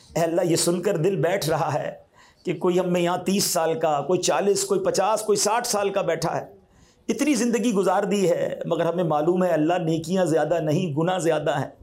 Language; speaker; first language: Urdu; native; Urdu